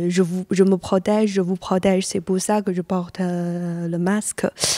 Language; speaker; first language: French; non-native, fluent; Chinese